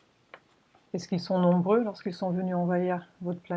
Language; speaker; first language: French; native; French